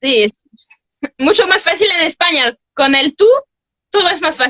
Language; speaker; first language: Spanish; non-native, fluent; French